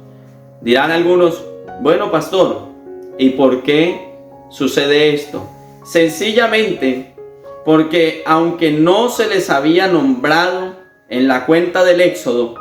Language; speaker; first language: Spanish; native; Spanish